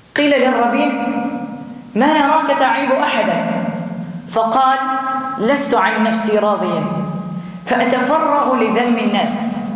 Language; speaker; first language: Arabic; non-native, fluent; Urdu